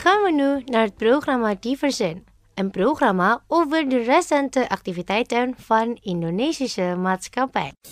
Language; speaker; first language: Dutch; non-native, fluent; Indonesian